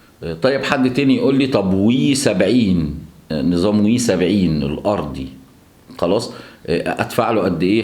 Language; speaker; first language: Arabic; native; Arabic